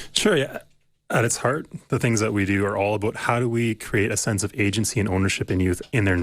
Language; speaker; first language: English; native; English